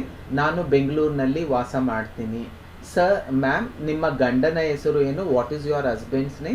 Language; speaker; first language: Kannada; non-native, fluent; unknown